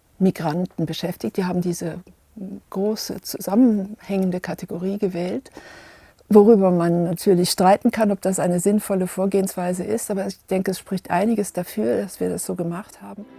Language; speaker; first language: German; native; German